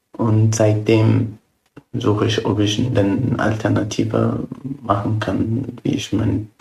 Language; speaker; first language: German; non-native, fluent; Arabic